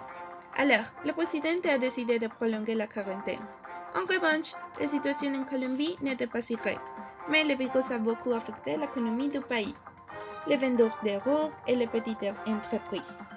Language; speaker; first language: French; non-native, learner; Spanish